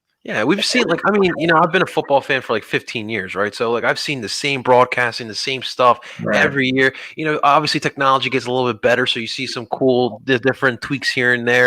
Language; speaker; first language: English; native; English